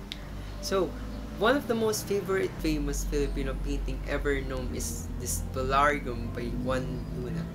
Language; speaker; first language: English; non-native, local second language; Filipino